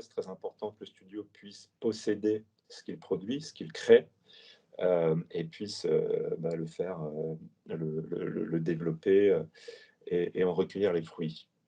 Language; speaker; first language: French; native; French